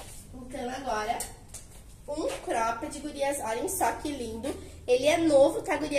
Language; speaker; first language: Portuguese; native; Portuguese